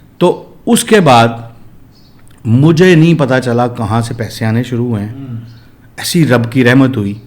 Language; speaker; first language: Urdu; non-native, local second language; Punjabi